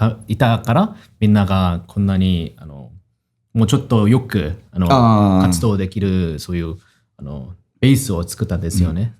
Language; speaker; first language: Japanese; non-native, fluent; Korean